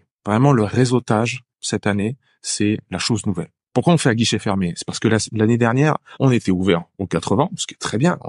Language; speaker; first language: French; native; French